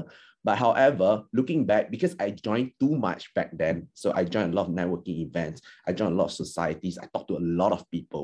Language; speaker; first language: English; non-native, local second language; Chinese